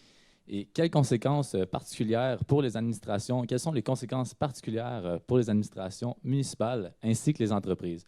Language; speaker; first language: French; native; French